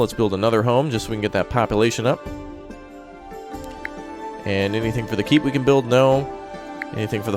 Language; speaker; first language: English; native; English